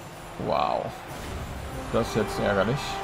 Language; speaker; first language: German; native; German